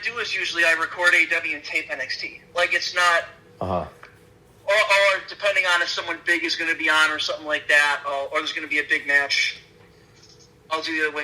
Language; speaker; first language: English; native; English